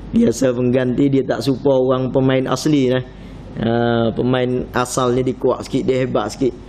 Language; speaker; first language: Malay; non-native, fluent; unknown